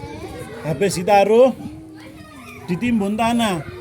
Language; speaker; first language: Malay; non-native, local second language; Javanese